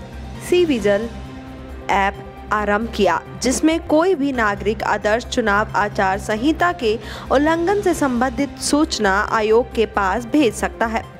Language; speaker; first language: Hindi; native; Hindi